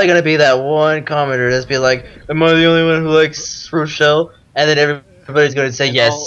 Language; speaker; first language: English; native; English